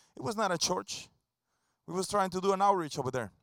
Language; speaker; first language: English; non-native, fluent; Spanish